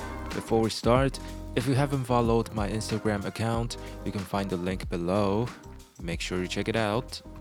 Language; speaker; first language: English; non-native, fluent; Chinese